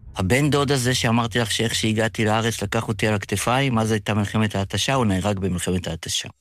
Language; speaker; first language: Hebrew; early bilingual, other home language; Yiddish